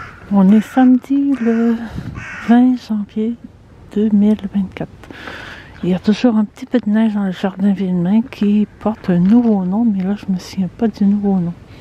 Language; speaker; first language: French; native; French